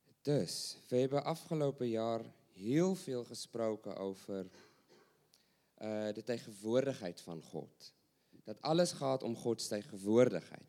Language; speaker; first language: Dutch; non-native, learner; English